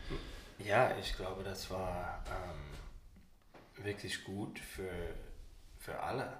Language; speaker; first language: German; non-native, learner; English